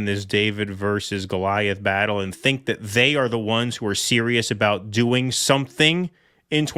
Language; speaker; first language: English; native; English